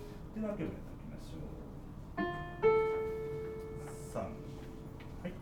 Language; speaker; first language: Japanese; native; Japanese